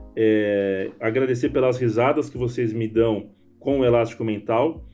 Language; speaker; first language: Portuguese; native; Portuguese